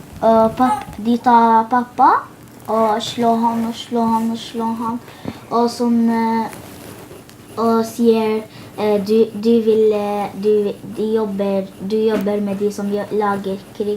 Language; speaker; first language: Norwegian; early bilingual, other home language; Arabic